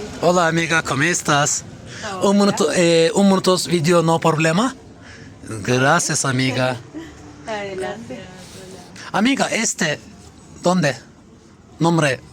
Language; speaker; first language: Spanish; non-native, learner; Turkish